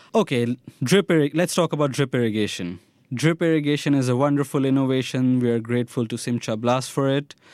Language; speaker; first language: English; non-native, local second language; Hindi